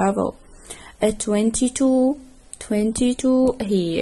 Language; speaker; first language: English; non-native, fluent; Arabic